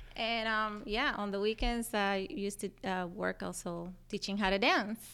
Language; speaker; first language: English; non-native, fluent; Spanish